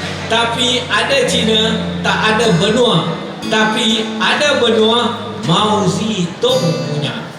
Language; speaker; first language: Malay; native; Malay